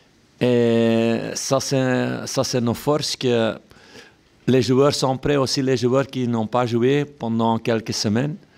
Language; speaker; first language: French; non-native, local second language; Dutch